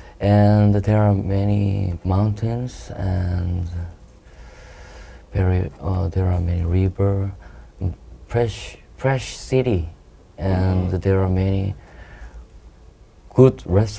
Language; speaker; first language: English; non-native, learner; Korean